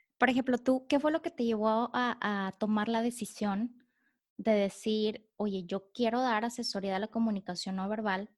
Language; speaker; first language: Spanish; native; Spanish